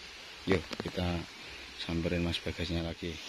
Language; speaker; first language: Indonesian; non-native, local second language; Javanese